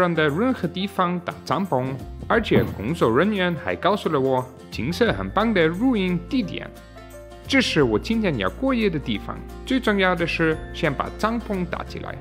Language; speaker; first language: Chinese; native; Chinese